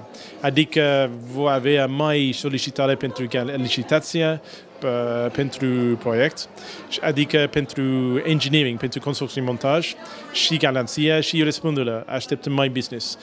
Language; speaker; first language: Romanian; non-native, learner; English